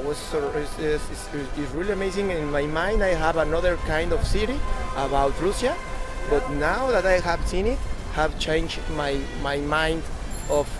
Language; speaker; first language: English; non-native, learner; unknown